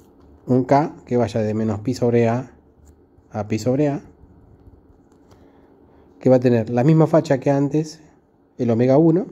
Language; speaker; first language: Spanish; native; Spanish